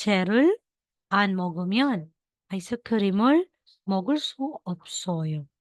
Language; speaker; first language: Korean; non-native, learner; Filipino